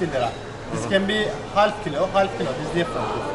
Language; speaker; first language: English; non-native, learner; Turkish